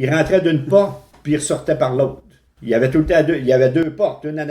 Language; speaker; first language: French; native; French